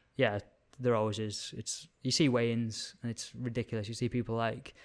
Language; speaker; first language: English; native; English